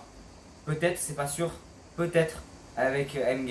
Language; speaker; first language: French; native; French